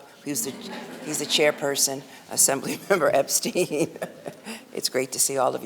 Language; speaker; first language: English; native; English